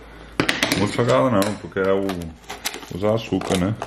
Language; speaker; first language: Portuguese; non-native, learner; Dutch